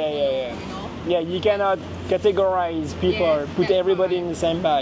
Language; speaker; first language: English; non-native, fluent; French